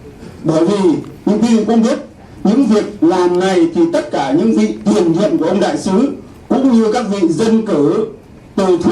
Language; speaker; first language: Vietnamese; native; Vietnamese